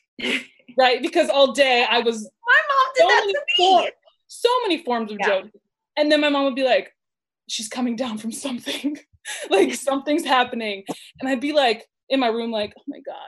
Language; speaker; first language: English; native; English